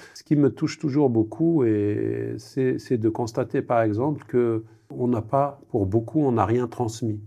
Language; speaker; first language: French; non-native, local second language; Kabyle